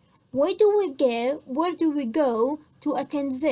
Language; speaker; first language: English; non-native, fluent; Central Kurdish